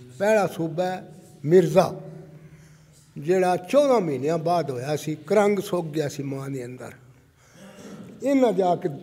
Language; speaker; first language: Punjabi; native; Punjabi